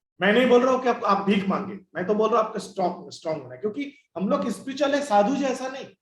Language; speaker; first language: Hindi; non-native, local second language; Bangla